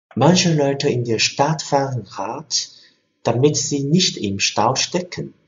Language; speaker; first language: German; non-native, fluent; Chinese